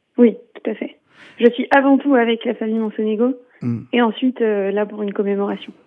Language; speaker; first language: French; native; French